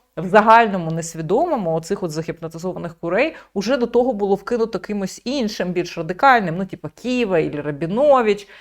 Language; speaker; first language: Ukrainian; native; Ukrainian